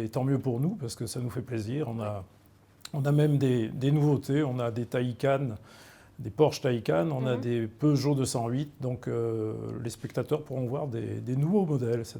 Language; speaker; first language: French; native; French